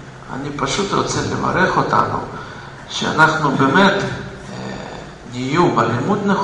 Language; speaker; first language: Hebrew; non-native, fluent; Russian